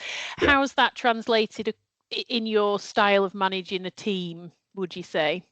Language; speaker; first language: English; native; English